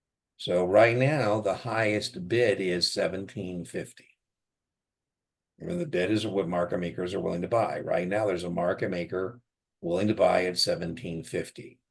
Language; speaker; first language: English; native; English